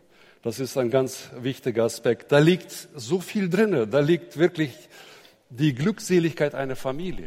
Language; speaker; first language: German; native; German